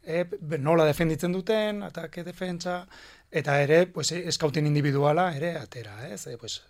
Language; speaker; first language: Basque; non-native, local second language; Spanish